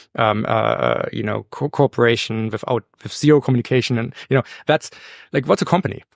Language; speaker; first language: English; non-native, fluent; German